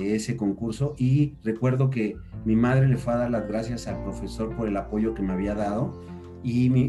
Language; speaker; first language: Spanish; native; Spanish